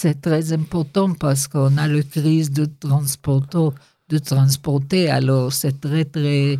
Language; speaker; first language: French; non-native, learner; Hebrew